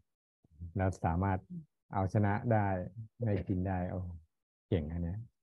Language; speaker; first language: Thai; native; Thai